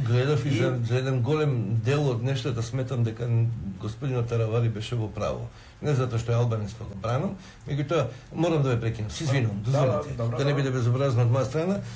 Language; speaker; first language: Macedonian; non-native, local second language; Albanian